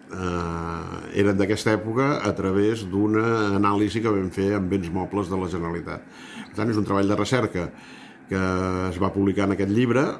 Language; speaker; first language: Catalan; native; Catalan